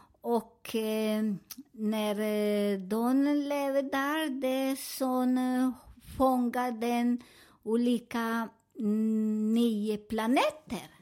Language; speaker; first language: Swedish; non-native, learner; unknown